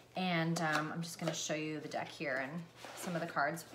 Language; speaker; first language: English; native; English